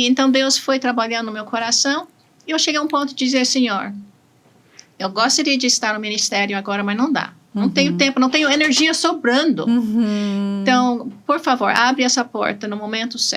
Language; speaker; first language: Portuguese; non-native, fluent; English